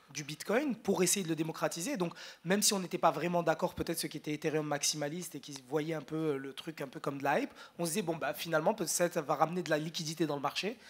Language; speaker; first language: French; non-native, local second language; Arabic